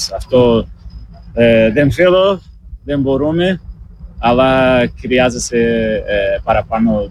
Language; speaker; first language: Greek; non-native, learner; Portuguese